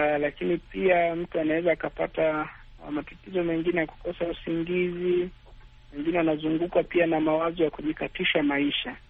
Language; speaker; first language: Swahili; native; Swahili